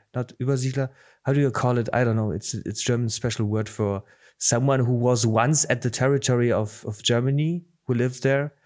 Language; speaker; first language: English; non-native, fluent; Polish